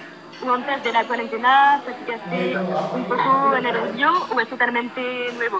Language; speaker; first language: Spanish; non-native, learner; French